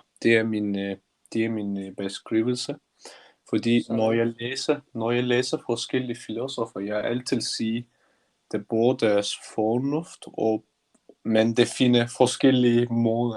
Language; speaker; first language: Danish; non-native, learner; Turkish